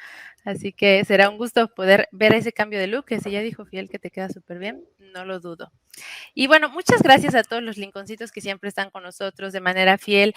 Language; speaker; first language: Spanish; native; Spanish